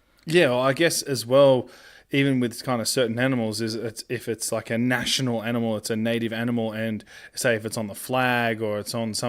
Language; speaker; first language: English; native; English